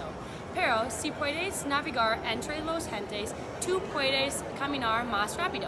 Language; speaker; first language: Spanish; non-native, learner; English